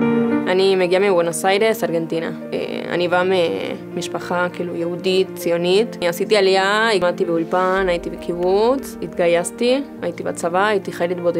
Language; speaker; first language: Hebrew; early bilingual, heritage; Spanish